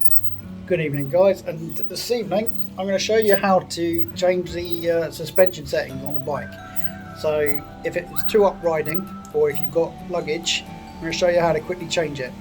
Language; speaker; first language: English; native; English